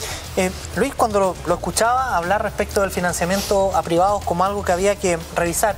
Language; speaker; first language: Spanish; native; Spanish